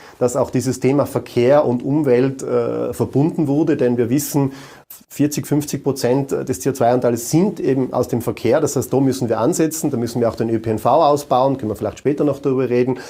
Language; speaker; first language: German; native; German